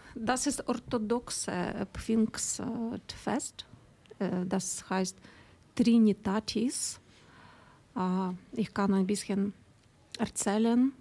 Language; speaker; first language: German; non-native, learner; Ukrainian